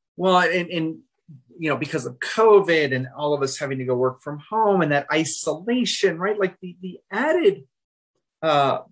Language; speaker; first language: English; early bilingual, other home language; Spanish